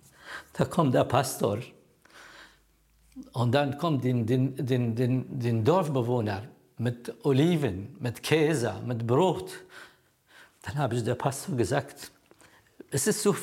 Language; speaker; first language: German; non-native, fluent; Kurdish